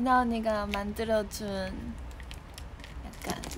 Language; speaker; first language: Korean; non-native, fluent; Chinese